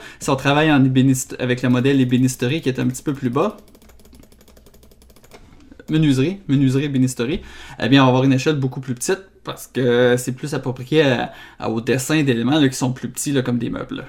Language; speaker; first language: French; native; French